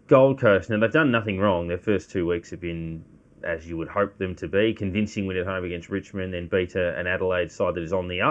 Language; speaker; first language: English; native; English